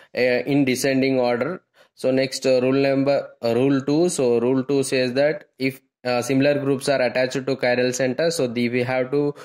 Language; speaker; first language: English; non-native, local second language; Telugu